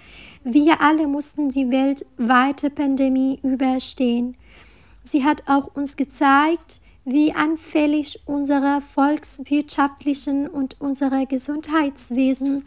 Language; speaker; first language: German; non-native, fluent; Arabic